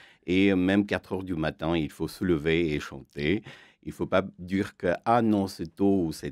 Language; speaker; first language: French; non-native, fluent; Armenian